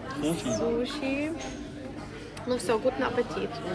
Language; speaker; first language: German; non-native, learner; Ukrainian